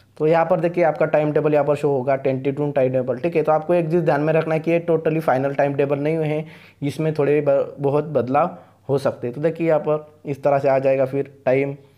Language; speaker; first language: Hindi; non-native, local second language; Marathi